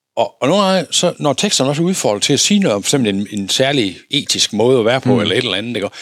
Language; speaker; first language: Danish; native; Danish